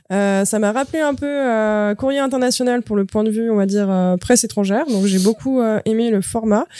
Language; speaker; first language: French; native; French